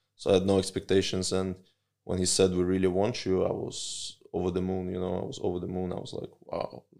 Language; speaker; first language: English; early bilingual, other home language; Russian